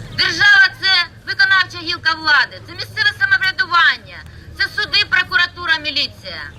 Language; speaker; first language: Ukrainian; native; Ukrainian